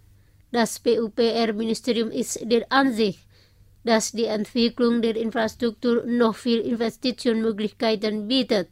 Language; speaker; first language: German; non-native, fluent; Indonesian